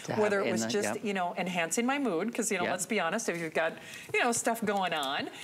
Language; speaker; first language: English; native; English